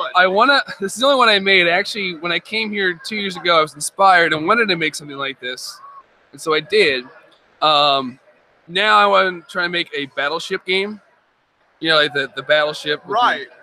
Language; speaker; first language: English; native; English